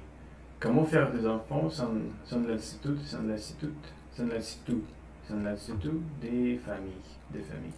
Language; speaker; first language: French; non-native, learner; Russian